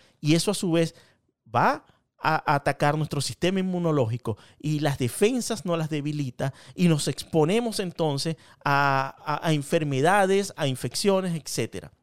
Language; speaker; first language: Spanish; native; Spanish